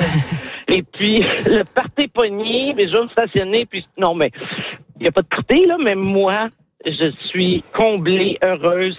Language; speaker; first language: French; native; French